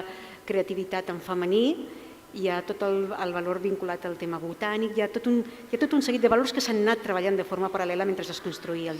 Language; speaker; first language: Catalan; native; Catalan